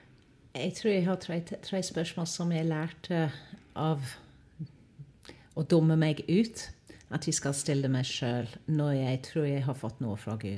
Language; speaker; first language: Norwegian; non-native, fluent; English